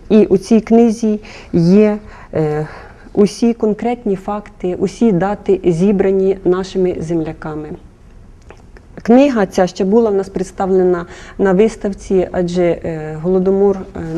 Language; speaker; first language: Ukrainian; native; Ukrainian